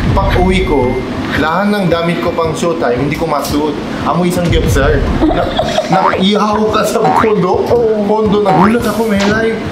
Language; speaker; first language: Filipino; non-native, fluent; Korean